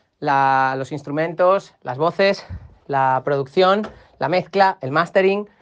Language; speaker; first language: Spanish; native; Spanish